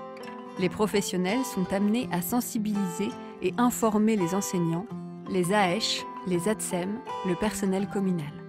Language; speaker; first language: French; native; French